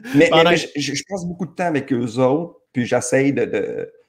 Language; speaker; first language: French; native; French